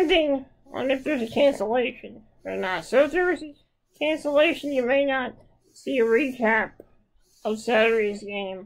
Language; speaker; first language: English; native; English